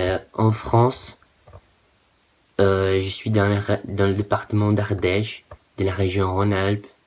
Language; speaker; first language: French; non-native, learner; Portuguese